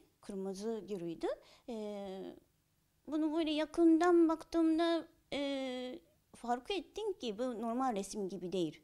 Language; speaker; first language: Turkish; non-native, learner; Japanese